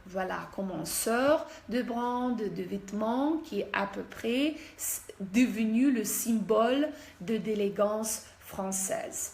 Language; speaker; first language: French; non-native, fluent; Russian